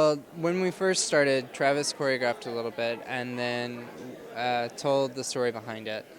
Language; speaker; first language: English; native; English